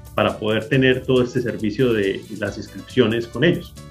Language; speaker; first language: Spanish; native; Spanish